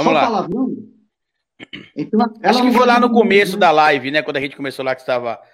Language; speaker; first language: Portuguese; native; Portuguese